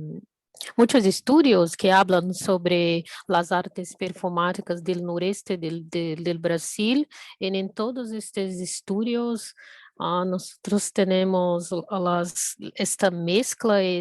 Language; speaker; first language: Spanish; non-native, fluent; Portuguese